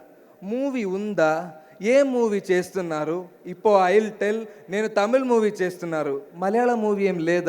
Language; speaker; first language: Telugu; non-native, learner; Malayalam